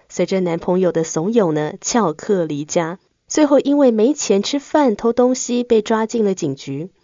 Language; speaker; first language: Chinese; native; Chinese